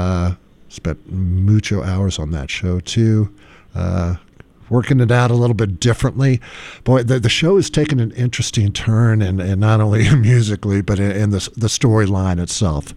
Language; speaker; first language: English; native; English